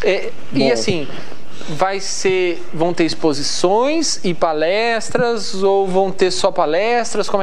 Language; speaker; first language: Portuguese; native; Portuguese